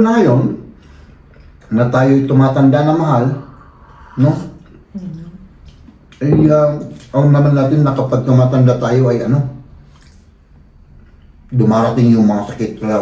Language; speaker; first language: Filipino; non-native, fluent; German